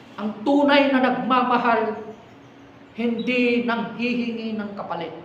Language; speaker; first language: Filipino; non-native, local second language; Iloko